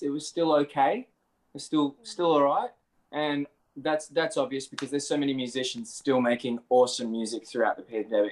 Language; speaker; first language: English; native; English